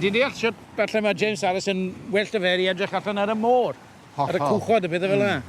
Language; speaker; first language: Welsh; native; Welsh